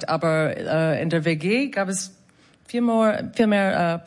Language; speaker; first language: German; non-native, fluent; English